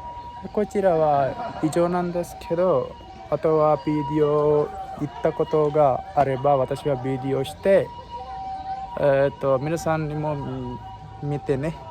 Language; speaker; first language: Japanese; non-native, learner; Sinhala